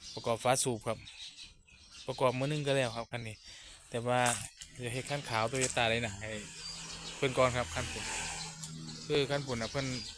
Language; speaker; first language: Thai; native; Thai